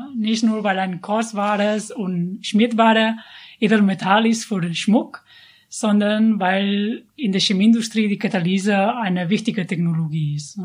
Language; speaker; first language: German; non-native, fluent; Catalan